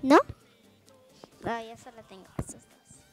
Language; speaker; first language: Spanish; early bilingual, heritage; Spanish